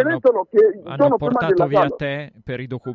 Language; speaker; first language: Italian; native; Italian